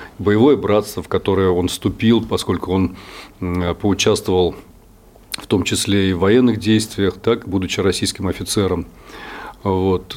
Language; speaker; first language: Russian; native; Russian